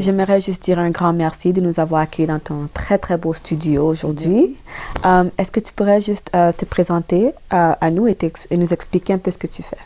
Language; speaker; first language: French; native; French